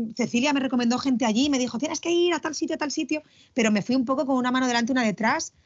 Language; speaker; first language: Spanish; native; Spanish